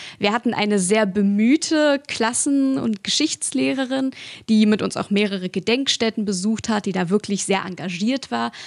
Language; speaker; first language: German; early bilingual, other home language; Russian